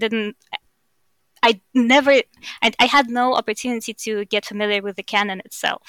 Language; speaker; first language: English; non-native, fluent; Russian